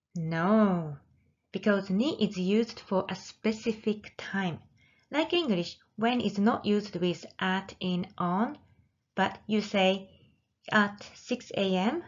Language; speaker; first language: English; non-native, fluent; Japanese